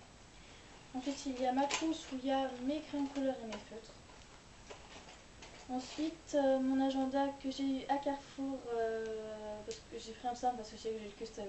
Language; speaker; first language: French; native; French